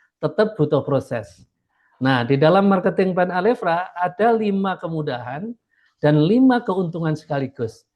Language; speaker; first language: Indonesian; native; Indonesian